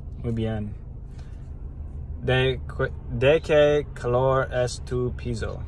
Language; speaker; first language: Spanish; non-native, learner; English